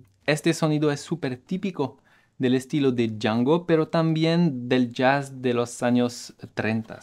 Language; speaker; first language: Spanish; non-native, fluent; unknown